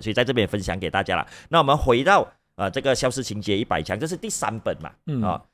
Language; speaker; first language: Chinese; native; Chinese